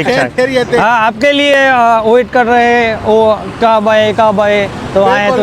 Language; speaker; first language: Hindi; non-native, learner; Bangla